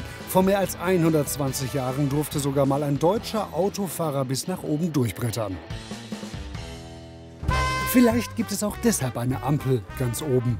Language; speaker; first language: German; native; German